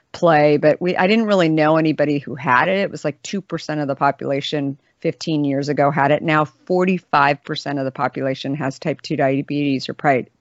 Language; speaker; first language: English; native; English